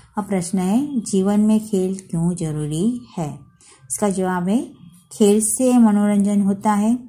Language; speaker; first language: Hindi; non-native, local second language; Gujarati